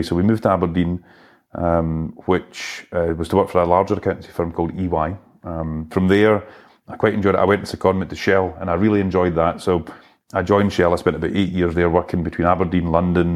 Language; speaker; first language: English; native; English